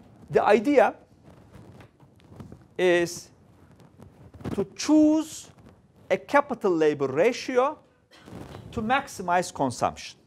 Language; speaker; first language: English; non-native, fluent; Turkish